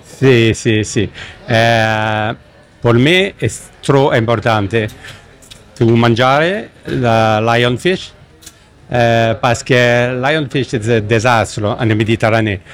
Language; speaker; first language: Italian; non-native, learner; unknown